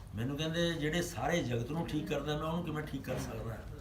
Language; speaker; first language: Hindi; non-native, local second language; Punjabi